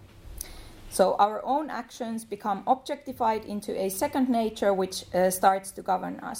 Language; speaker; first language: English; non-native, fluent; Finnish